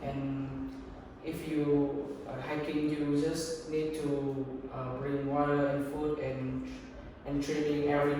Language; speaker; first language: English; non-native, learner; Vietnamese